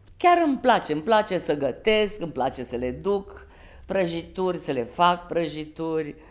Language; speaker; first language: Romanian; native; Romanian